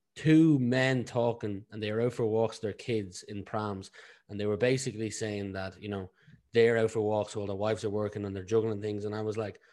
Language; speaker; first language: English; native; English